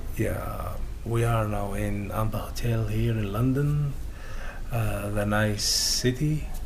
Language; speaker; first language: English; non-native, learner; Arabic